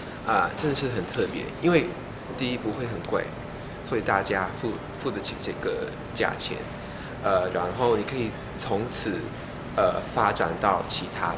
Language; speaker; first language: Chinese; non-native, fluent; English